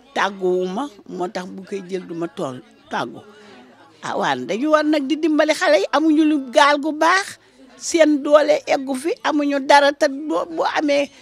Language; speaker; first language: Wolof; native; Wolof